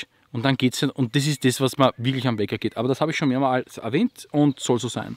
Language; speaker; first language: German; native; German